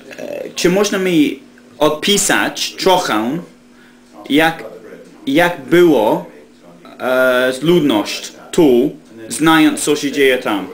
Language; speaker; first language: Polish; non-native, learner; English